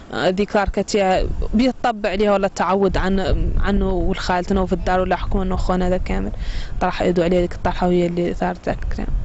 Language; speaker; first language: Arabic; native; Arabic